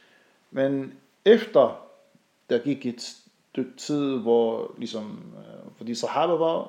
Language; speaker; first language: Danish; non-native, fluent; Arabic